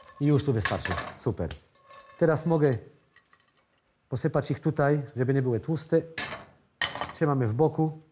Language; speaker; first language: Polish; non-native, learner; French